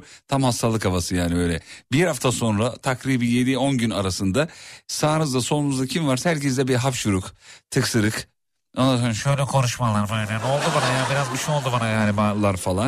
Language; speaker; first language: Turkish; native; Turkish